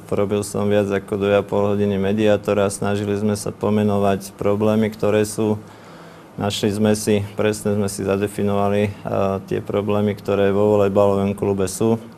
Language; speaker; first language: Slovak; native; Slovak